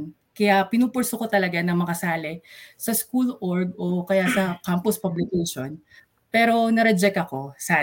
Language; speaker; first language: English; non-native, local second language; Pampanga